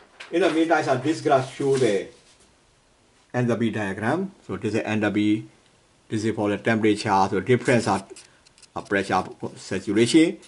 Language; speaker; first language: English; non-native, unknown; Burmese